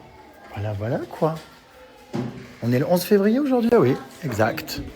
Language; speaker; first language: French; native; French